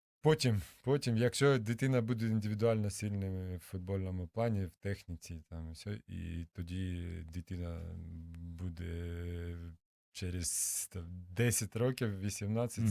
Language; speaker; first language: Ukrainian; non-native, local second language; Russian